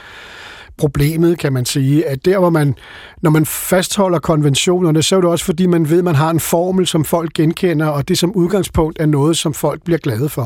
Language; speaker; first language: Danish; native; Danish